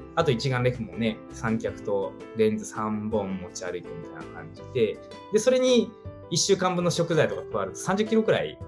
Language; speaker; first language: Japanese; native; Japanese